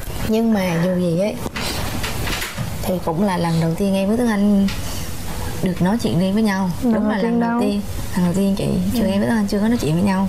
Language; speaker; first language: Vietnamese; native; Vietnamese